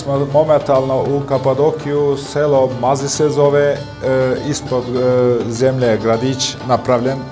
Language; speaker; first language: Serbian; early bilingual, heritage; Turkish